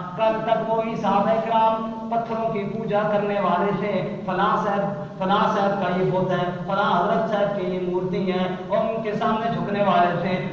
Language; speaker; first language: Urdu; non-native, local second language; Punjabi